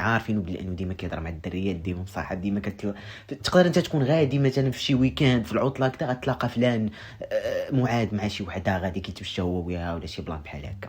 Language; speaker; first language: Arabic; native; Arabic